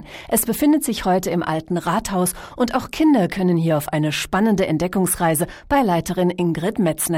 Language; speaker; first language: German; native; German